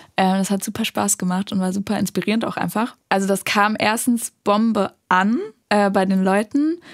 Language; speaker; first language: German; native; German